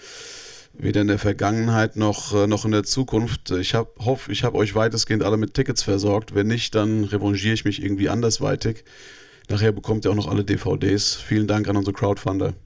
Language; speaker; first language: German; native; German